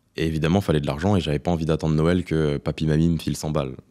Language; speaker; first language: French; native; French